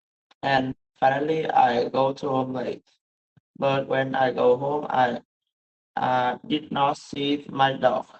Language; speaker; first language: English; non-native, learner; Vietnamese